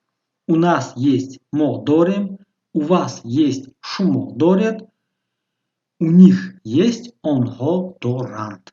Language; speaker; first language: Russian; non-native, local second language; Tajik